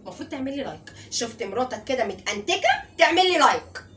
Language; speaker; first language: Arabic; native; Arabic